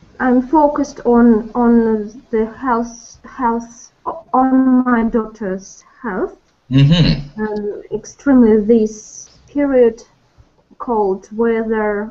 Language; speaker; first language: English; non-native, learner; Russian